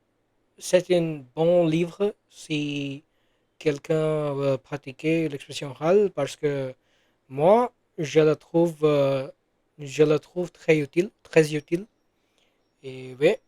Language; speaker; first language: French; non-native, learner; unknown